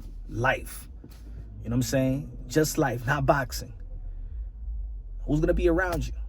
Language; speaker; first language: English; native; English